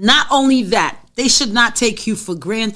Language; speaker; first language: English; native; English